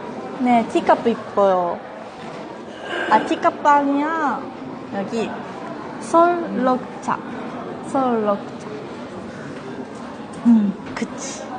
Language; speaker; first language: Korean; non-native, learner; Japanese